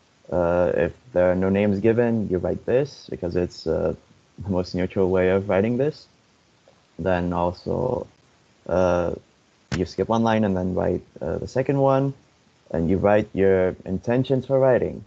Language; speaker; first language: English; non-native, fluent; Lithuanian